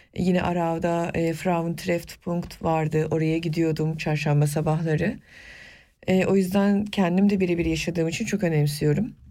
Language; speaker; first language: Turkish; non-native, local second language; Kurdish